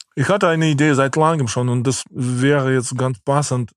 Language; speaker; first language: German; non-native, fluent; Ukrainian